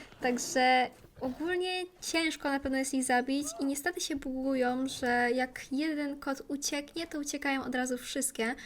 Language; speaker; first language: Polish; native; Polish